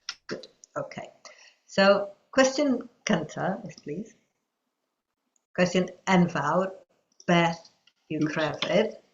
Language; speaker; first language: Welsh; non-native, fluent; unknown